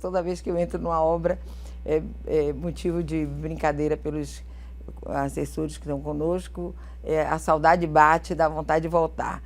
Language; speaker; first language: Portuguese; early bilingual, other home language; Galician